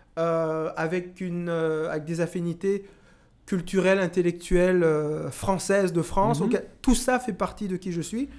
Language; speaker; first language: French; non-native, local second language; Kinyarwanda